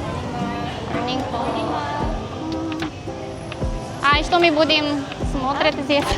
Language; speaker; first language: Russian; non-native, learner; Filipino